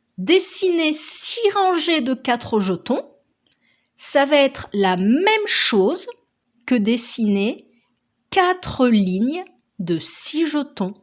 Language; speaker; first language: French; native; French